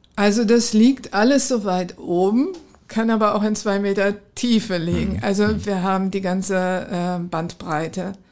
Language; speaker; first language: German; native; German